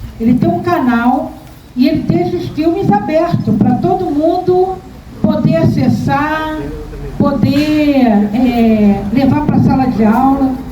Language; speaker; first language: Portuguese; native; Portuguese